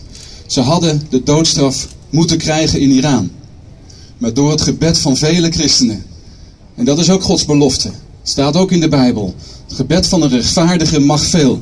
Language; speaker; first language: Dutch; native; Dutch